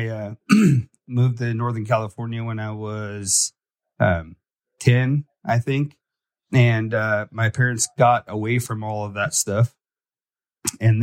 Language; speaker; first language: English; native; English